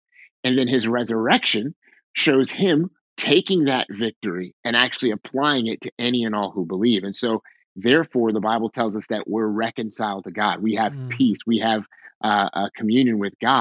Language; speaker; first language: English; native; English